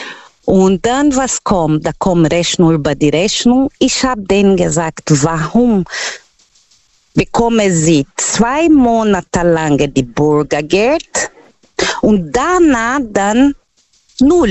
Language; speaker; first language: German; non-native, learner; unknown